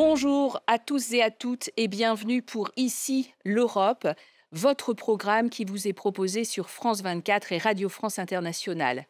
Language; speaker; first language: French; native; French